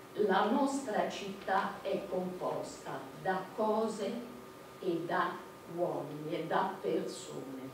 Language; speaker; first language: Italian; native; Italian